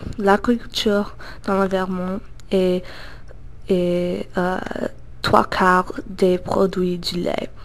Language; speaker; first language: French; non-native, learner; English